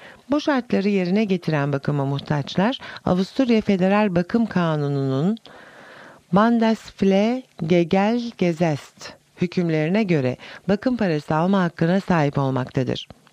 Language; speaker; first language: Turkish; native; Turkish